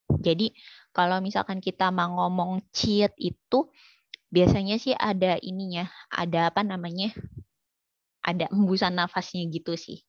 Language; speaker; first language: Indonesian; native; Indonesian